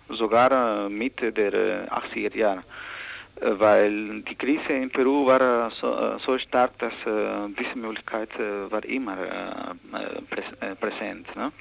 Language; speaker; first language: German; non-native, learner; Spanish